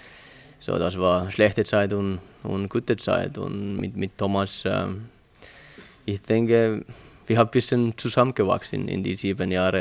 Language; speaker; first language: German; non-native, learner; Finnish